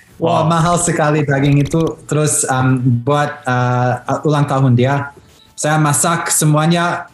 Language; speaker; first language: Indonesian; early bilingual, heritage; Indonesian